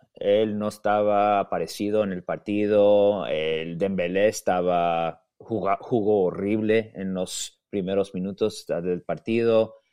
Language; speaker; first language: Spanish; early bilingual, heritage; Spanish